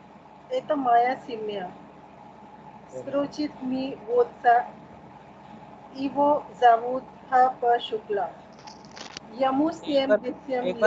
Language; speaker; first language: Russian; non-native, learner; Hindi